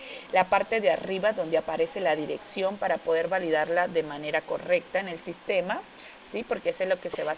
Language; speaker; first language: Spanish; native; Spanish